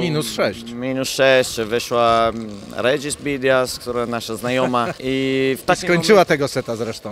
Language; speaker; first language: Polish; non-native, learner; Italian